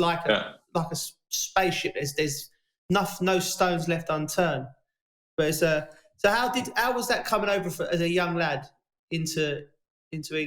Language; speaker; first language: English; native; English